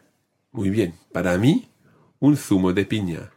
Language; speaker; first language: Spanish; non-native, fluent; English